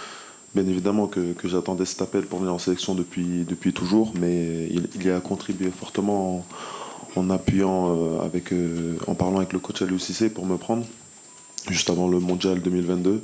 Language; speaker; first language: French; early bilingual, other home language; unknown